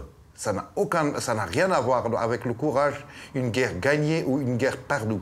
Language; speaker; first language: French; non-native, fluent; Persian